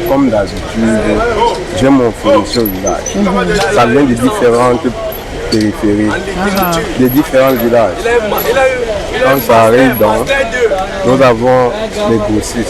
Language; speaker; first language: French; non-native, local second language; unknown